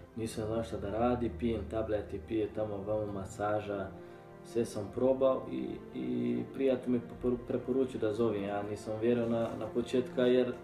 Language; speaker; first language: Croatian; non-native, learner; Portuguese